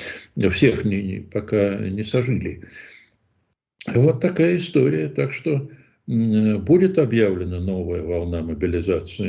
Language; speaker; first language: Russian; native; Russian